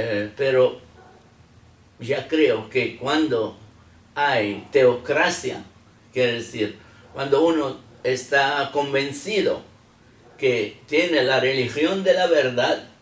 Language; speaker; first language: Spanish; non-native, fluent; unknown